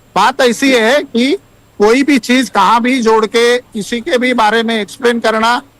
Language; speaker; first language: Hindi; non-native, local second language; Marathi